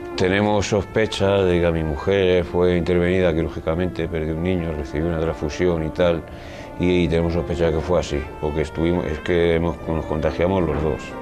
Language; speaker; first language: Spanish; native; Spanish